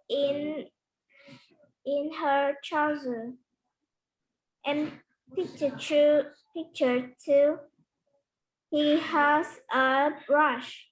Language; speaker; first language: English; non-native, learner; Vietnamese